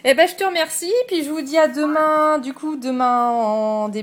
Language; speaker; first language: French; native; French